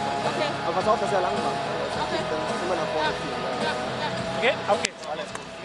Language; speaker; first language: German; native; German